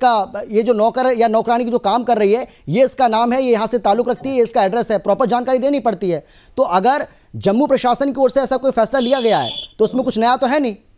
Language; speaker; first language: Hindi; native; Hindi